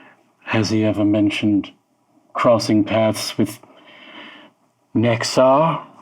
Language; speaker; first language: English; native; English